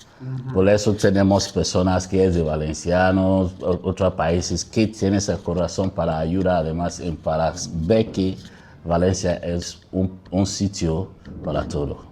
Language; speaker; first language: Spanish; non-native, learner; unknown